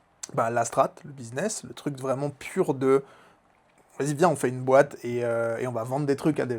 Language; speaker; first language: French; native; French